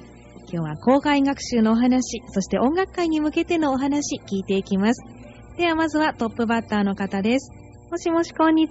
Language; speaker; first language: Japanese; native; Japanese